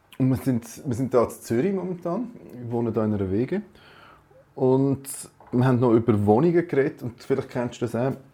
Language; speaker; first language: German; native; German